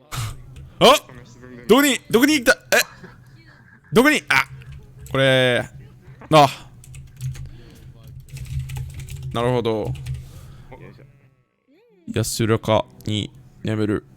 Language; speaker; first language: Japanese; non-native, learner; English